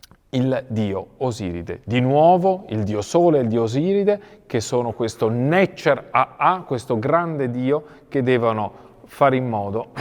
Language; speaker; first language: Italian; native; Italian